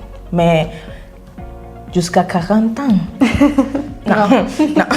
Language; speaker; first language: French; non-native, fluent; Spanish